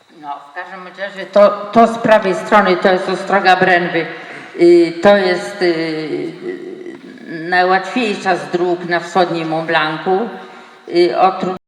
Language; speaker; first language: Polish; native; Polish